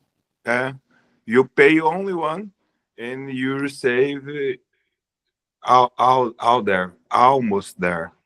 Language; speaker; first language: English; non-native, learner; Portuguese